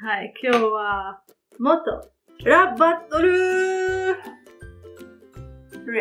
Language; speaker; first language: Japanese; non-native, learner; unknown